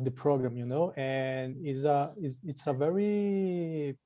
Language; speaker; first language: English; non-native, learner; Portuguese